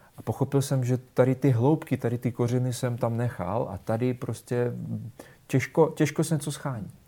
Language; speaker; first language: Czech; non-native, fluent; Russian